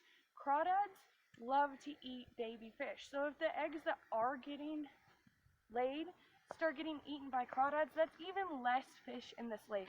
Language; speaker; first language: English; native; English